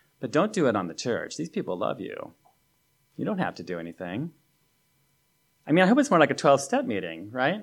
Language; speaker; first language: English; native; English